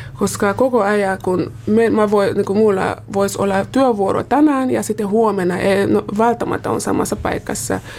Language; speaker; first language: Finnish; non-native, fluent; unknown